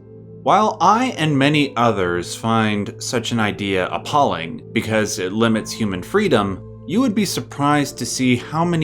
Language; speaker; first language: English; native; English